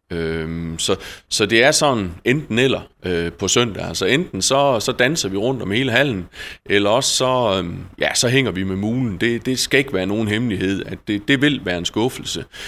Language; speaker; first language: Danish; native; Danish